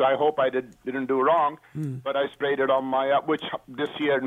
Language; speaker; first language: English; non-native, fluent; Maltese